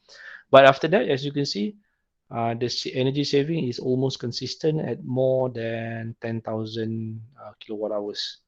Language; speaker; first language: English; non-native, local second language; Malay